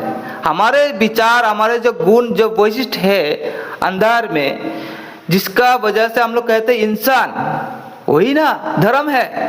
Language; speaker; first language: Hindi; non-native, local second language; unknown